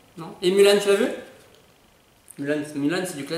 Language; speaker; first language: French; native; French